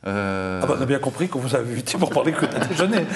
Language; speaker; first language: French; native; French